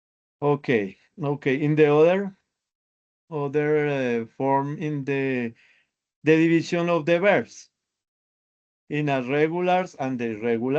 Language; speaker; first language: English; non-native, learner; Spanish